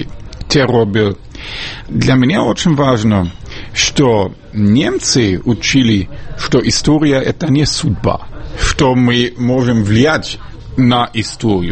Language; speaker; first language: Russian; non-native, fluent; German